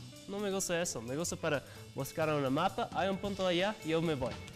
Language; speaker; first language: Spanish; non-native, learner; English